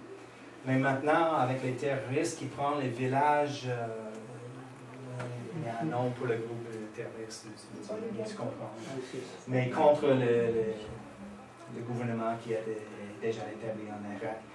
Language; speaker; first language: French; non-native, fluent; English